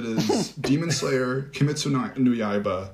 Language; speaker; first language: English; native; English